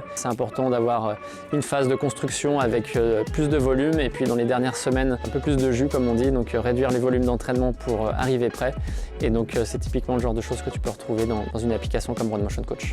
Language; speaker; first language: French; native; French